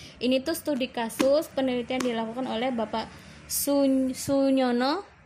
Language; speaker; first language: Indonesian; native; Indonesian